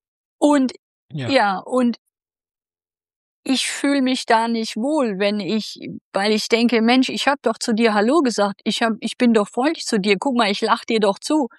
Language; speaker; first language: German; native; German